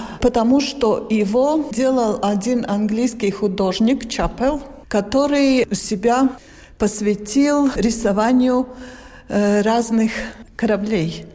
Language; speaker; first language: Russian; non-native, local second language; Latvian